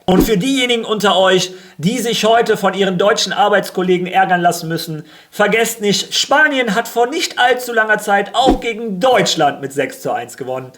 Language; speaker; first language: German; early bilingual, other home language; Spanish